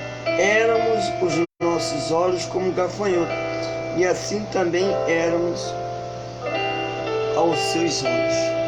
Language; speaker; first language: Portuguese; native; Portuguese